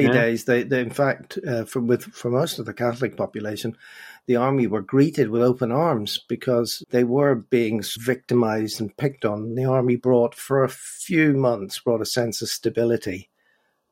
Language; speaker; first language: English; native; English